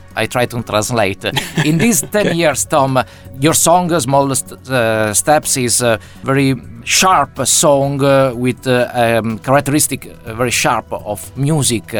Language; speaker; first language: English; non-native, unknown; Italian